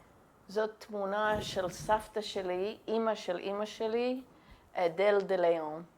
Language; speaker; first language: Hebrew; non-native, fluent; English